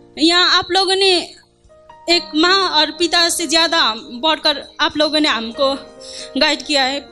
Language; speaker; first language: Hindi; non-native, fluent; Nepali